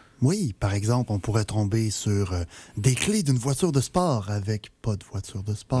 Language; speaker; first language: French; native; French